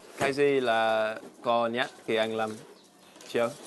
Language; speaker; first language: Vietnamese; non-native, learner; English